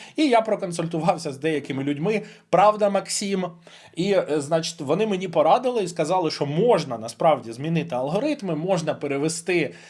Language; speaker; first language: Ukrainian; non-native, local second language; Russian